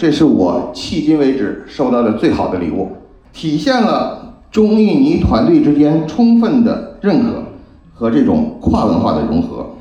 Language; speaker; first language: Chinese; native; Chinese